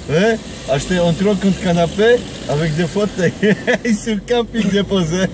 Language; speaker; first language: French; non-native, learner; Polish